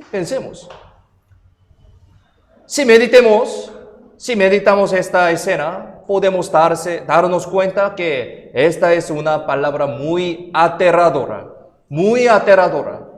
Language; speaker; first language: Spanish; non-native, fluent; Korean